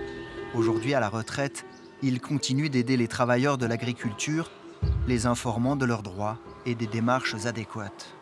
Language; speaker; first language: French; native; French